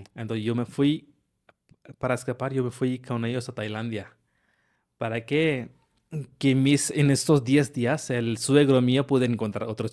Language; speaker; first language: Spanish; non-native, learner; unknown